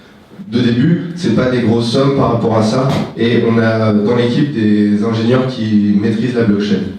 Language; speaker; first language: French; native; French